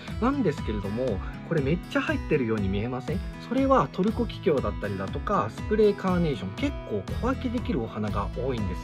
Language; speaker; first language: Japanese; native; Japanese